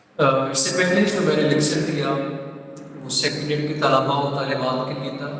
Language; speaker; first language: Urdu; non-native, local second language; Punjabi